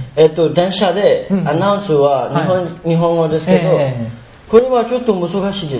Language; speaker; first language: Japanese; non-native, learner; Burmese